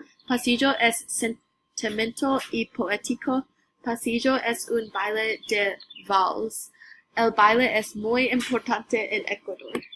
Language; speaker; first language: Spanish; non-native, learner; English